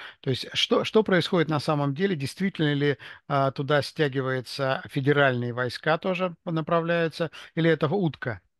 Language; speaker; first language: Russian; native; Russian